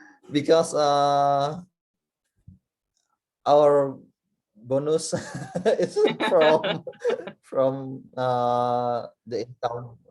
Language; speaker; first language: English; non-native, learner; Indonesian